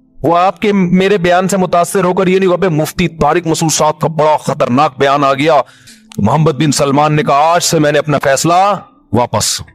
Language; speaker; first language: Urdu; native; Urdu